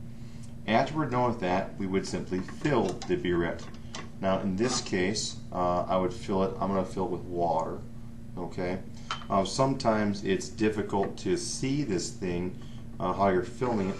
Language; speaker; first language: English; native; English